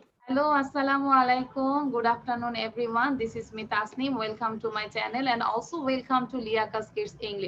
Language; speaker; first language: English; non-native, fluent; Bangla